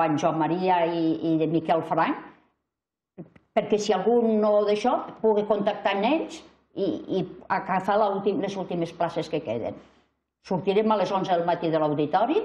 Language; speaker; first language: Catalan; native; Catalan